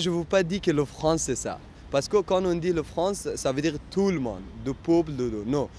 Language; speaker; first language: French; non-native, learner; Persian